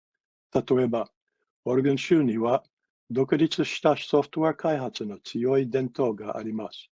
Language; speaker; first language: Japanese; non-native, fluent; English